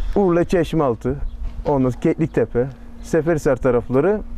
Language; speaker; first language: Turkish; native; Turkish